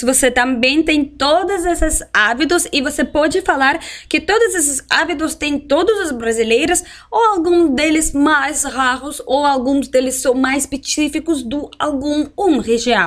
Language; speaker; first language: Portuguese; non-native, fluent; Russian